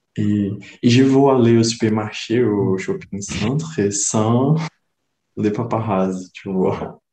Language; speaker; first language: French; non-native, learner; Portuguese